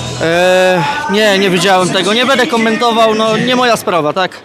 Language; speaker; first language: Polish; native; Polish